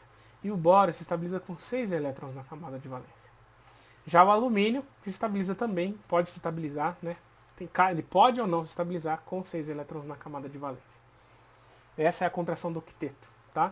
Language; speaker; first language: Portuguese; native; Portuguese